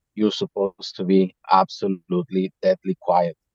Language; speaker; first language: English; non-native, fluent; Spanish